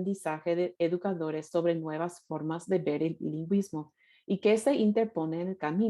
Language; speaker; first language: Spanish; non-native, fluent; English